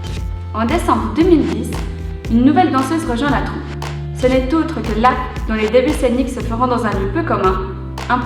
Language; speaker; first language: French; native; French